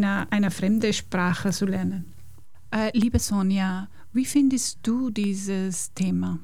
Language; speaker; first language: German; non-native, fluent; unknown